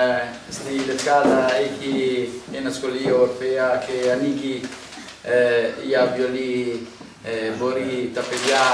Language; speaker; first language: Greek; non-native, learner; Italian